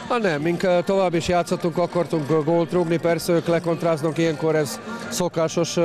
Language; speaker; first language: Hungarian; non-native, fluent; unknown